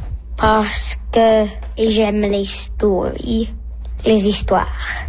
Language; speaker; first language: French; non-native, local second language; English